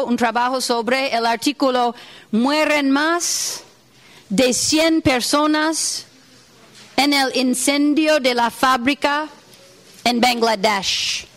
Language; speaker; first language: Spanish; non-native, fluent; English